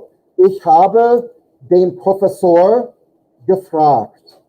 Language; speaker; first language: German; non-native, fluent; English